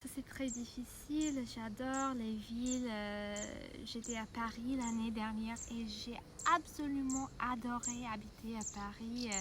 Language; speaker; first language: French; non-native, fluent; English